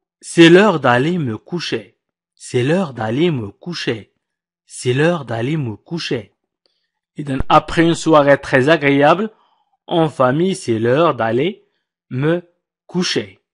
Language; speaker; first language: French; non-native, fluent; Arabic